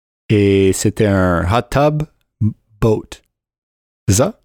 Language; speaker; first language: French; native; French